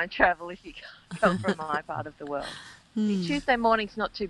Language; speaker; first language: English; native; English